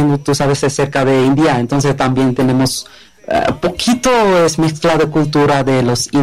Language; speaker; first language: Spanish; non-native, learner; Bangla